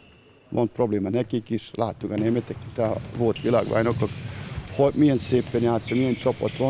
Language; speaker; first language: Hungarian; non-native, fluent; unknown